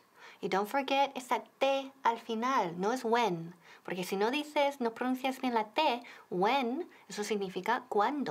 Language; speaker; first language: Spanish; non-native, fluent; English